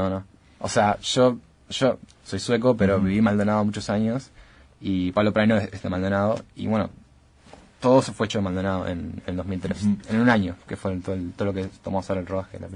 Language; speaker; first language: Spanish; native; Spanish